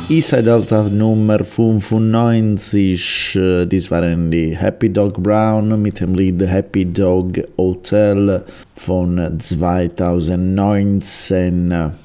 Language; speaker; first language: German; non-native, learner; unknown